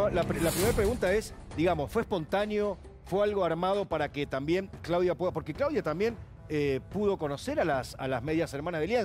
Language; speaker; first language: Spanish; native; Spanish